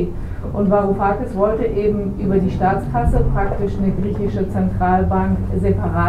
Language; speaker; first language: German; native; German